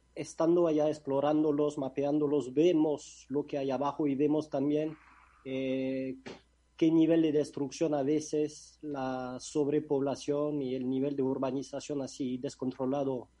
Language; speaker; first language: Spanish; non-native, fluent; French